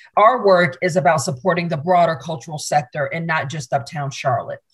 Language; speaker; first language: English; native; English